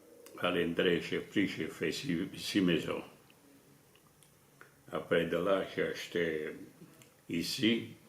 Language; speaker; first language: French; non-native, fluent; Italian